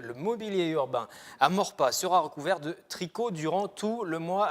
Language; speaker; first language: French; native; French